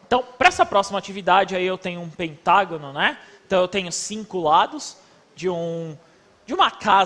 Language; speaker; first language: Portuguese; native; Portuguese